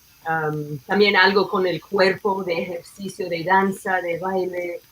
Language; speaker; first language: Spanish; non-native, fluent; English